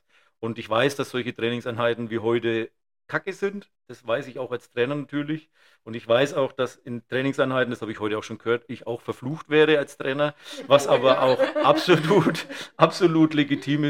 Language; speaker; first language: German; native; German